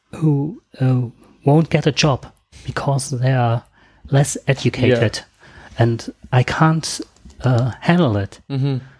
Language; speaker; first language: English; non-native, learner; German